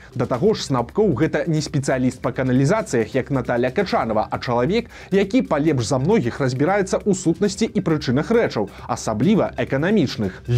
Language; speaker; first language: Belarusian; native; Belarusian